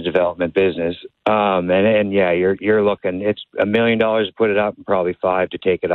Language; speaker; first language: English; native; English